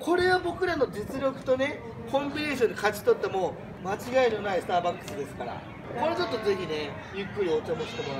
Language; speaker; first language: Japanese; native; Japanese